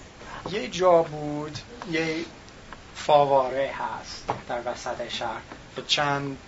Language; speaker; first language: Persian; non-native, learner; English